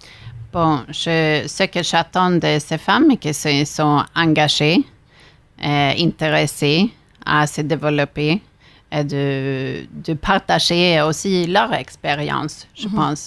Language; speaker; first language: French; non-native, fluent; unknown